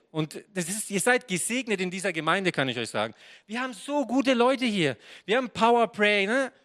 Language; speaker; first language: German; non-native, fluent; Serbian